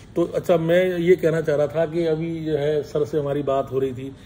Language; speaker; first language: Hindi; native; Hindi